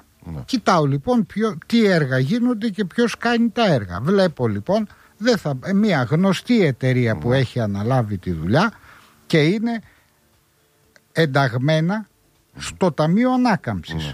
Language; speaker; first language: Greek; native; Greek